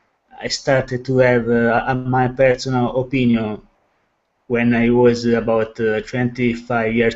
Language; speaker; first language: English; non-native, learner; Italian